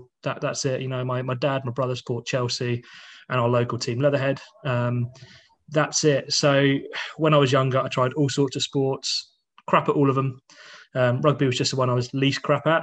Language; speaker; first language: English; native; English